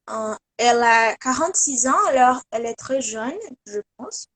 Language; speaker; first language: French; non-native, learner; Portuguese